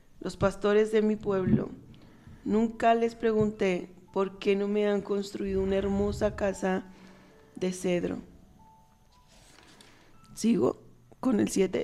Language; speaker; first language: Spanish; native; Spanish